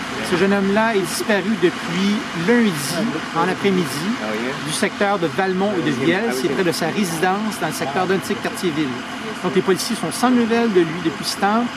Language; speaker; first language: French; native; French